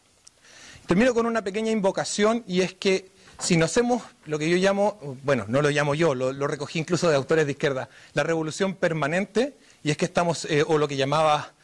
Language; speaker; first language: Spanish; native; Spanish